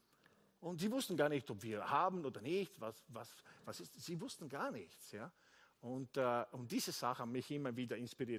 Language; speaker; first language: German; non-native, fluent; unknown